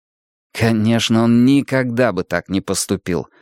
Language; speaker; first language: Russian; native; Russian